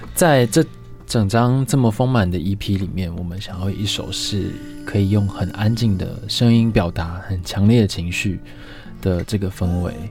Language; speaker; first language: Chinese; native; Chinese